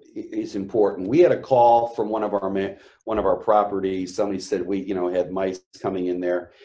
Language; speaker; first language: English; native; English